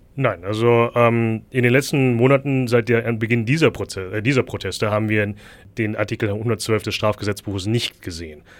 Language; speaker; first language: German; early bilingual, other home language; Thai